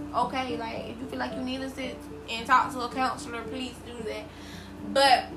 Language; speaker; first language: English; native; English